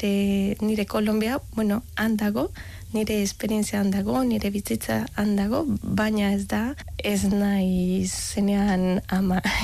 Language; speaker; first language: Basque; non-native, learner; Spanish